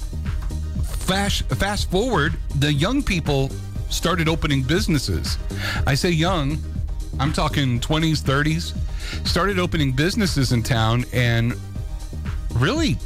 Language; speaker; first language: English; native; English